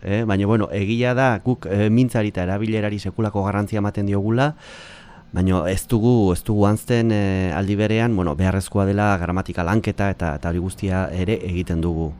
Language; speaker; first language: Basque; native; Basque